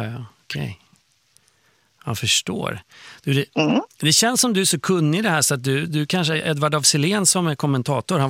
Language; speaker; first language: Swedish; native; Swedish